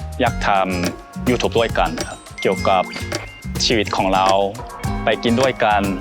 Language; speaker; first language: Thai; non-native, learner; Korean